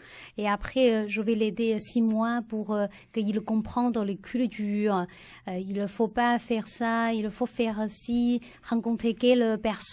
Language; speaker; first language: French; non-native, learner; Chinese